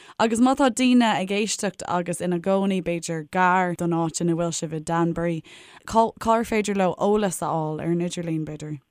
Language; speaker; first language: Irish; native; Irish